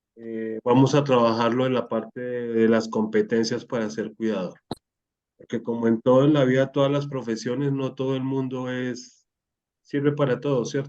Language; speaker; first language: Spanish; native; Spanish